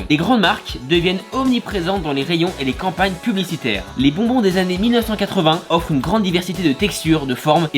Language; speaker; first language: French; native; French